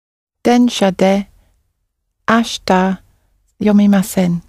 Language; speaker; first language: Japanese; non-native, learner; English